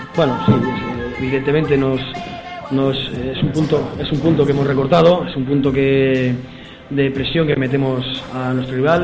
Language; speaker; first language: Spanish; native; Spanish